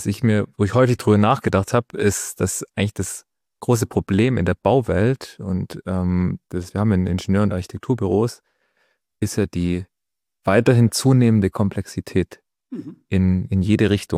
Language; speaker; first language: German; native; German